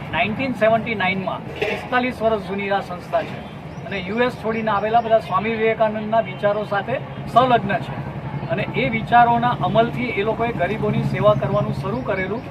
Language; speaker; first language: Gujarati; native; Gujarati